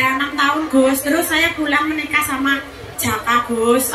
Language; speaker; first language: Indonesian; non-native, local second language; Javanese